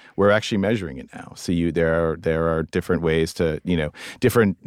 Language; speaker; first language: English; native; English